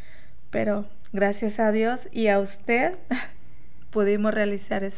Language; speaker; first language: Spanish; native; Spanish